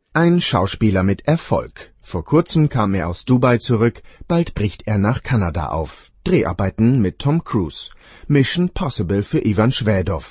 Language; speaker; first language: German; native; German